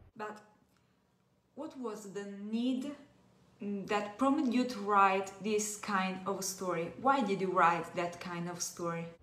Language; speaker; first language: English; non-native, fluent; Italian